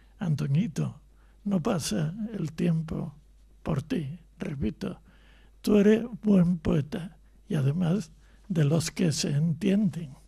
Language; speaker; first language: Spanish; native; Spanish